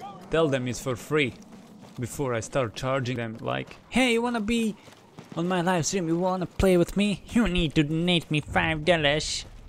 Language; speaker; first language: English; non-native, fluent; Bosnian